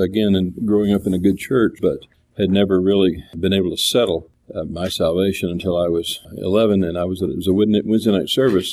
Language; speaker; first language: English; native; English